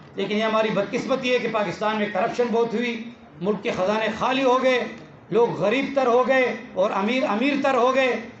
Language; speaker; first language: Urdu; non-native, local second language; Pashto